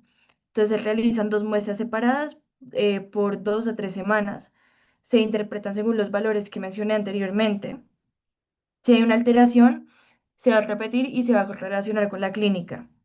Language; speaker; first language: Spanish; native; Spanish